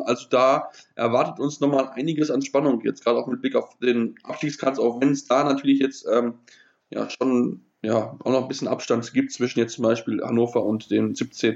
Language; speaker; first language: German; native; German